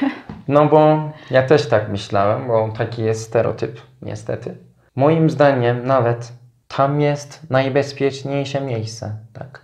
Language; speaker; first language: Polish; non-native, fluent; Turkish